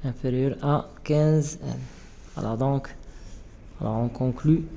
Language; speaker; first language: French; non-native, local second language; Arabic